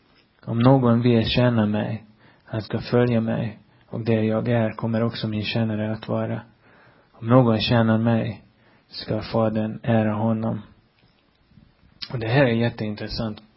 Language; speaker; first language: Swedish; non-native, fluent; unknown